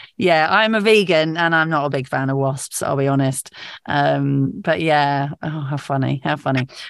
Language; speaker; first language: English; native; English